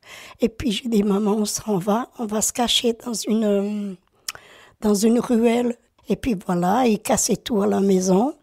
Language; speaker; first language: French; early bilingual, other home language; Portuguese